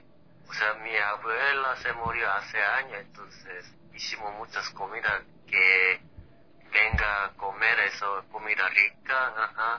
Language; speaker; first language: Spanish; non-native, fluent; Korean